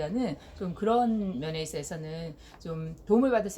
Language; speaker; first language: Korean; native; Korean